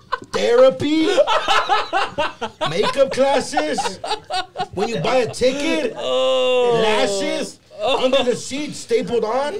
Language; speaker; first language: English; early bilingual, other home language; Spanish